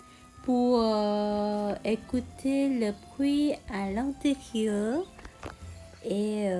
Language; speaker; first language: French; non-native, learner; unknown